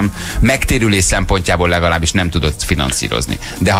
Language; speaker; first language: Hungarian; native; Hungarian